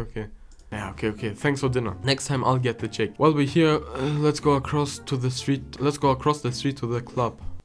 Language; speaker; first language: English; non-native, learner; German